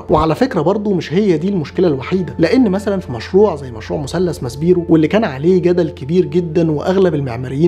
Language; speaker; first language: Arabic; native; Arabic